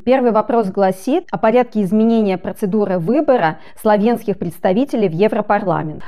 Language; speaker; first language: Russian; native; Russian